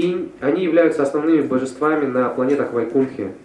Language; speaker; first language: Russian; native; Russian